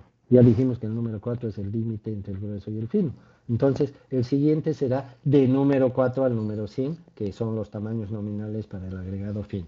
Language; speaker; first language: Spanish; native; Spanish